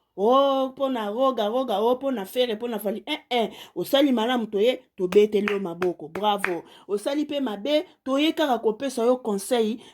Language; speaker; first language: Lingala; native; Lingala